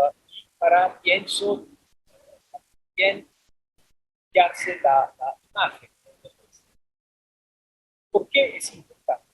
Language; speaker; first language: Spanish; non-native, fluent; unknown